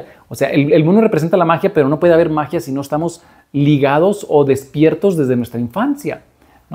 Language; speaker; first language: Spanish; native; Spanish